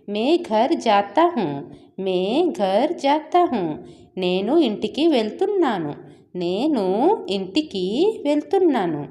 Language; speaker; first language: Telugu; non-native, fluent; Odia